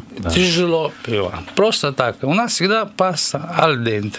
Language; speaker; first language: Russian; non-native, learner; Italian